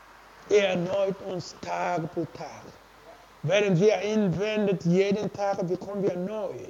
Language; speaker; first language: German; non-native, learner; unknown